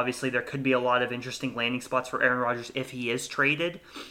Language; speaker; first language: English; native; English